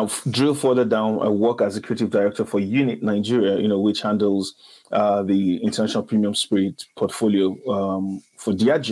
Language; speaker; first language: English; non-native, local second language; Igbo